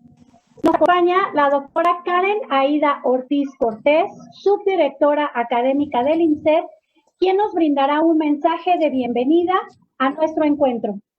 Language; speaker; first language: Spanish; native; Spanish